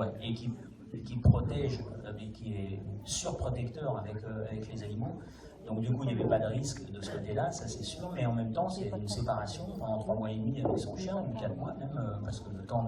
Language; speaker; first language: French; native; French